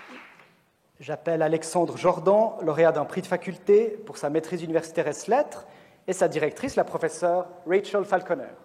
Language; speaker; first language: French; native; French